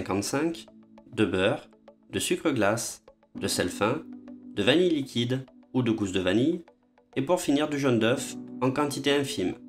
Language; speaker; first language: French; native; French